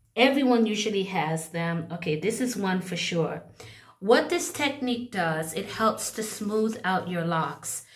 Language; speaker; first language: English; native; English